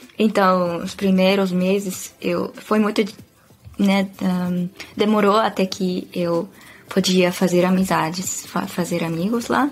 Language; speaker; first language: Portuguese; non-native, fluent; Dutch